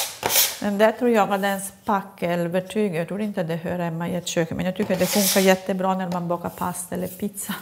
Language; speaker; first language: Swedish; non-native, fluent; Italian